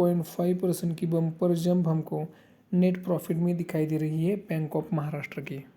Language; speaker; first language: Hindi; non-native, local second language; Marathi